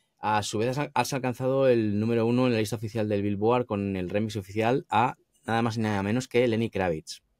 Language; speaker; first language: Spanish; native; Spanish